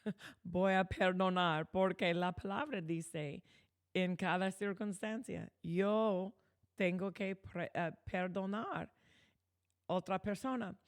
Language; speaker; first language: Spanish; non-native, fluent; English